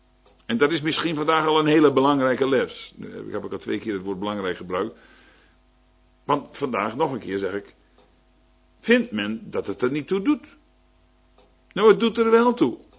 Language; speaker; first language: Dutch; native; Dutch